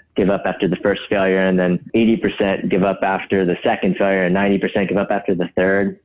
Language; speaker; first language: English; native; English